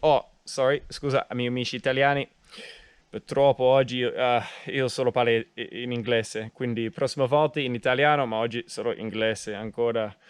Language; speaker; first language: Italian; non-native, learner; English